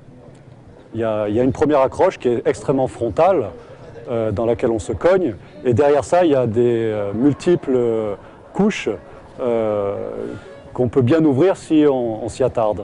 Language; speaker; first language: French; native; French